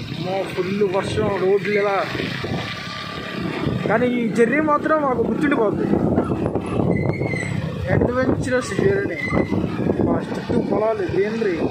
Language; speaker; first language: Telugu; native; Telugu